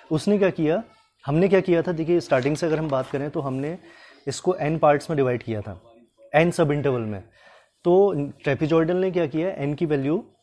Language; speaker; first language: Hindi; native; Hindi